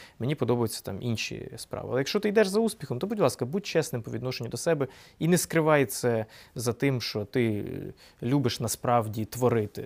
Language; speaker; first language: Ukrainian; non-native, local second language; Russian